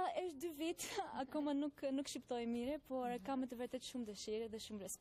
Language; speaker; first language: Albanian; non-native, learner; Greek